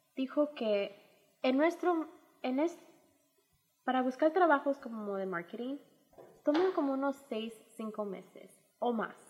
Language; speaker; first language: Spanish; early bilingual, heritage; Spanish